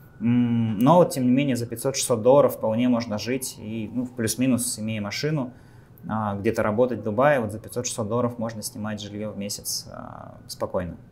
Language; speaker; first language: Russian; native; Russian